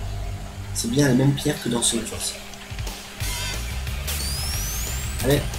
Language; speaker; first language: French; native; French